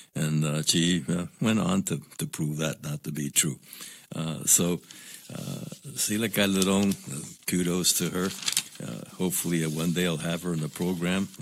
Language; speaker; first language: English; non-native, local second language; Spanish